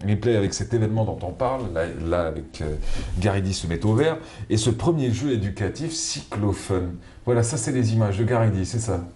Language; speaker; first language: French; non-native, local second language; Arabic